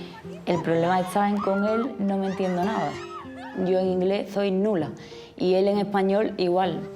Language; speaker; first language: Spanish; native; Spanish